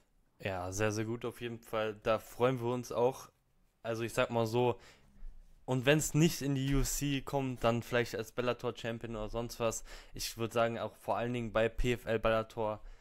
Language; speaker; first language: German; native; German